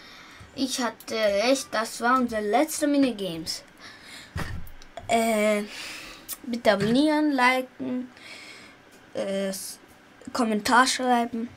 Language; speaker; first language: German; early bilingual, other home language; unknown